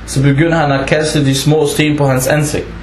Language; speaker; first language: Danish; non-native, fluent; Arabic